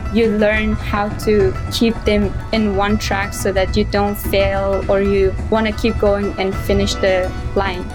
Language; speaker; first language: English; non-native, fluent; Persian